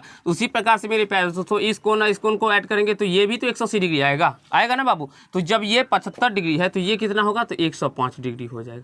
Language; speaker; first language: Hindi; native; Hindi